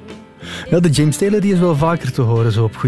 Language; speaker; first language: Dutch; native; Dutch